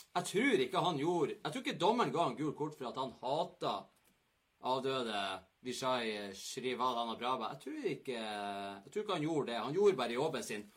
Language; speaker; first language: Norwegian; native; Norwegian